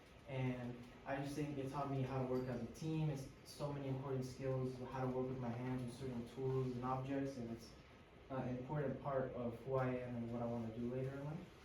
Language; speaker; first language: English; early bilingual, other home language; Spanish